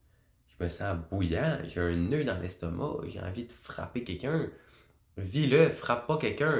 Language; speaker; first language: French; native; French